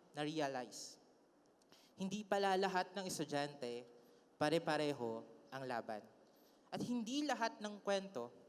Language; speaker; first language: Filipino; non-native, local second language; Hiligaynon